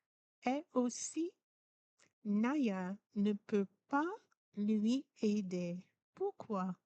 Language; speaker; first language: French; non-native, fluent; English